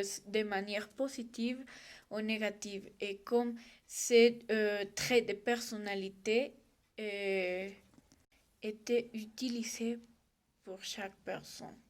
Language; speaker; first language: French; non-native, learner; Spanish